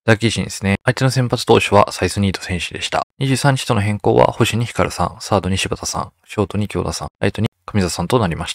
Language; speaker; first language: Japanese; native; Japanese